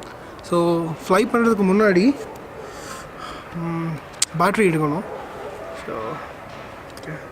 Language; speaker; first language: Tamil; native; Tamil